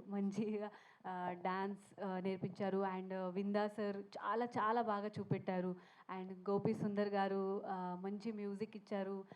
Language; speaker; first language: Telugu; non-native, learner; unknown